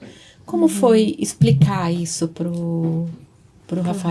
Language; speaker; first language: Portuguese; native; Portuguese